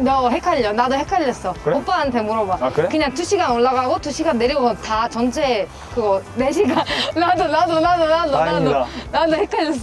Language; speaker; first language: Korean; non-native, learner; Greek